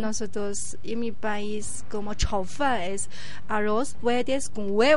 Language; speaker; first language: Spanish; non-native, learner; Chinese